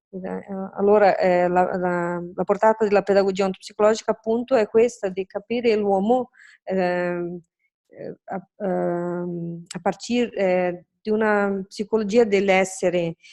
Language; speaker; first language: Italian; non-native, fluent; Portuguese